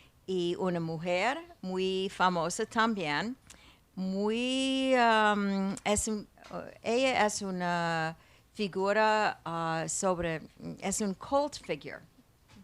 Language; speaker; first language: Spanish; non-native, learner; English